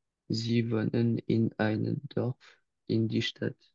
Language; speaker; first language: German; non-native, learner; French